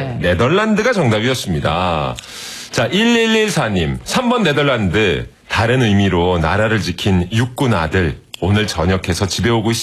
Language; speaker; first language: Korean; native; Korean